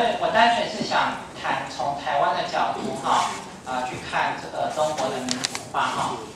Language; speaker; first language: Chinese; native; Chinese